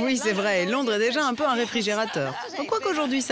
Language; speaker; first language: French; native; French